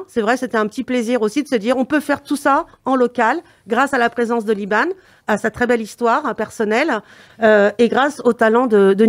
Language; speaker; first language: French; native; French